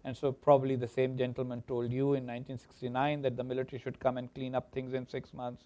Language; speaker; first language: English; non-native, local second language; Urdu